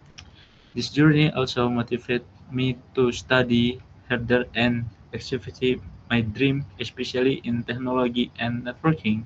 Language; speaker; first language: English; non-native, learner; Indonesian